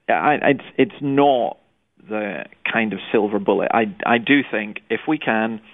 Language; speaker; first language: English; native; English